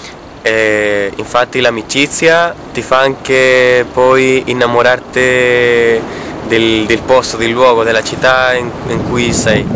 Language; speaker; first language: Italian; non-native, fluent; Spanish